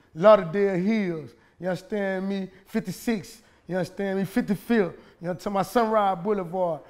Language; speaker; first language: English; native; English